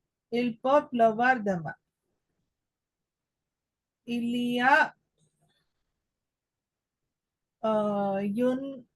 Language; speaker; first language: French; non-native, fluent; Telugu